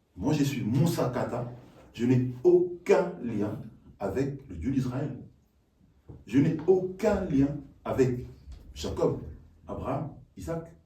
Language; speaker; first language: French; non-native, local second language; Lingala